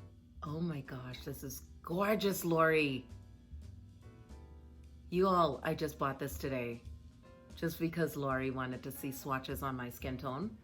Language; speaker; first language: English; native; English